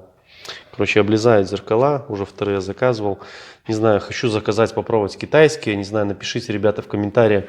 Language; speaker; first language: Russian; native; Russian